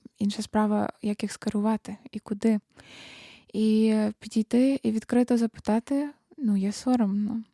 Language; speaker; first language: Ukrainian; native; Ukrainian